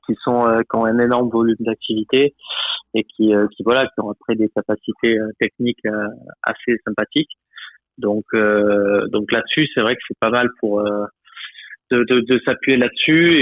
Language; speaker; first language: French; native; French